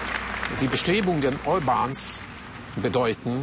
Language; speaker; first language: German; non-native, fluent; Hungarian